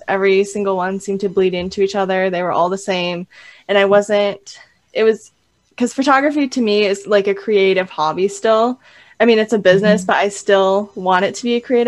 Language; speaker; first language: English; native; English